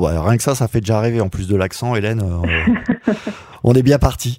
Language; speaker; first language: French; native; French